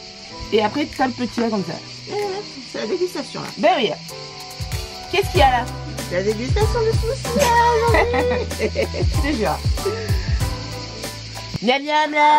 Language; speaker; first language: French; native; French